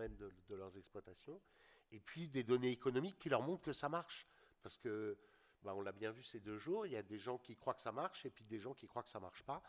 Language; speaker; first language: French; native; French